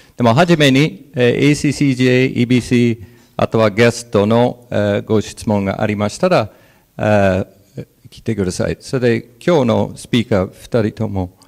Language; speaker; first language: Japanese; non-native, fluent; English